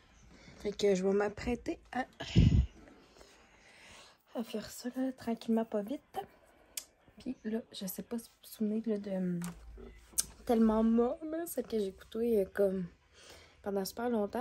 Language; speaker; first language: French; native; French